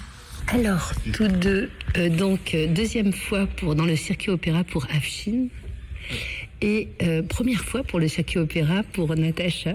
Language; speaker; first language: French; native; French